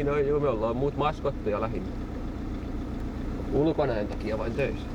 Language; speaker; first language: Finnish; native; Finnish